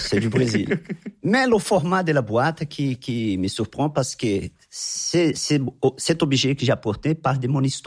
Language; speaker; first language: French; non-native, fluent; Portuguese